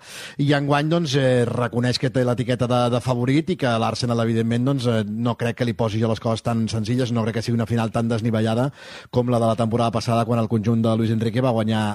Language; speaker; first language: Catalan; native; Catalan